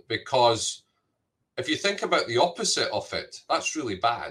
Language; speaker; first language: English; native; English